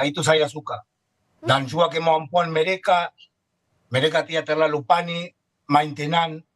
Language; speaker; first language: Indonesian; non-native, fluent; Spanish